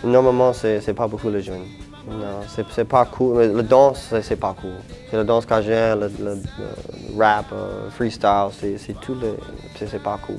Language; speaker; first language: French; non-native, local second language; English